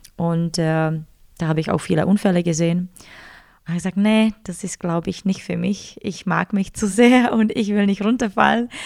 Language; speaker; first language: German; non-native, fluent; Czech